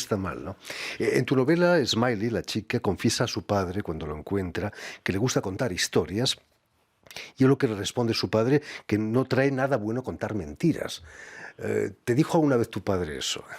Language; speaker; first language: Spanish; native; Spanish